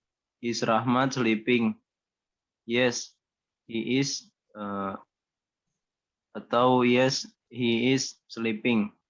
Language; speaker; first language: English; non-native, learner; Indonesian